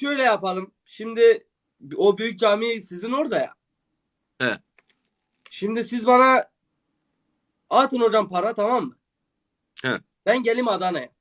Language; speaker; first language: Turkish; native; Turkish